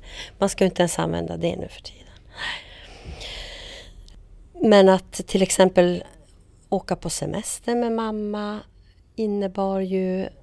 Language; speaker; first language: Swedish; native; Swedish